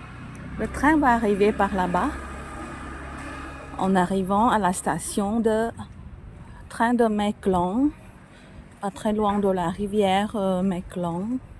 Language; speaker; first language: French; non-native, fluent; Thai